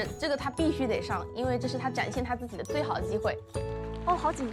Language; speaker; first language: Chinese; native; Chinese